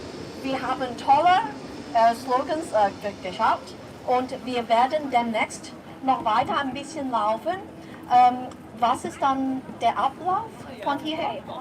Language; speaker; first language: German; non-native, fluent; Cantonese